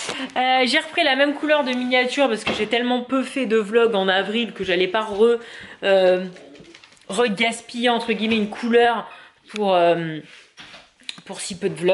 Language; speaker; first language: French; native; French